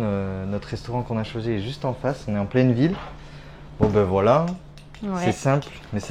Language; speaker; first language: French; native; French